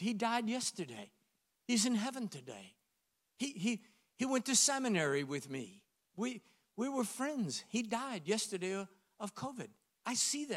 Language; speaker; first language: English; native; English